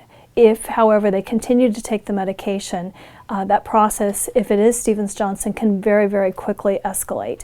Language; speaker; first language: English; native; English